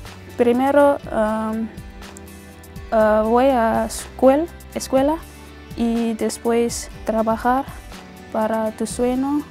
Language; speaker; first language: Spanish; non-native, learner; English